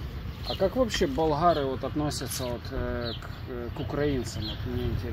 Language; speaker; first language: Russian; native; Russian